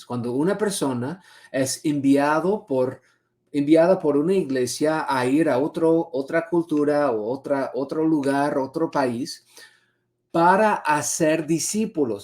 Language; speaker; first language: Spanish; non-native, fluent; English